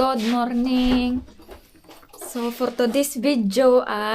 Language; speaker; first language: English; non-native, local second language; Filipino